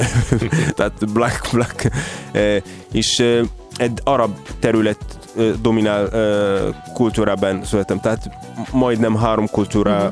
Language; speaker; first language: Hungarian; non-native, learner; Arabic